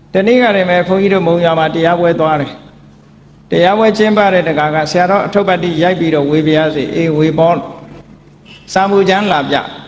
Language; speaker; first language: Burmese; native; Burmese